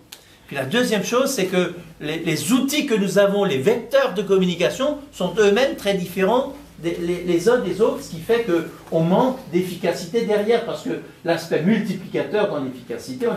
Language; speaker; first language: French; native; French